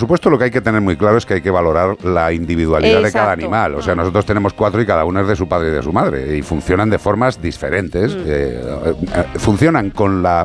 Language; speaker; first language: Spanish; native; Spanish